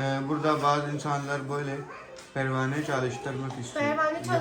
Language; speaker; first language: Turkish; non-native, learner; Urdu